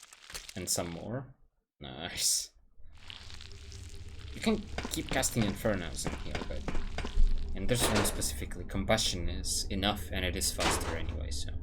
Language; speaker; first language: English; non-native, fluent; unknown